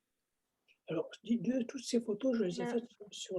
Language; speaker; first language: French; native; French